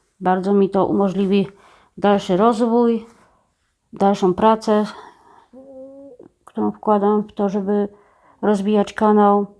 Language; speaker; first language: Polish; native; Polish